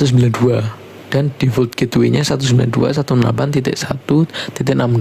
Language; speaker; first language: Indonesian; native; Indonesian